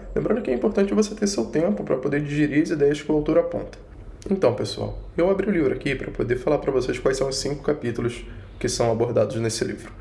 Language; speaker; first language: Portuguese; native; Portuguese